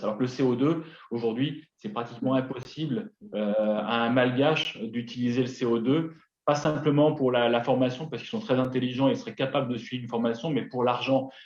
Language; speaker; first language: French; native; French